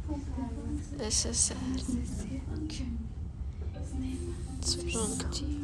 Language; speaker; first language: French; non-native, learner; Ukrainian